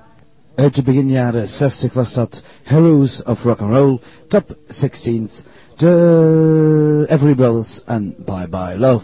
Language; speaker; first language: Dutch; native; Dutch